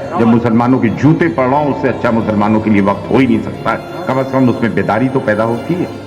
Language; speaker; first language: Urdu; native; Urdu